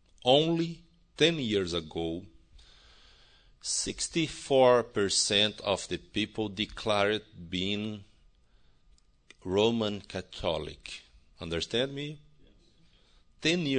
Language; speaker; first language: English; non-native, learner; Portuguese